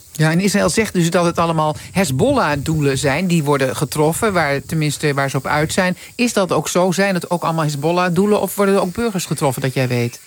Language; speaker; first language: Dutch; native; Dutch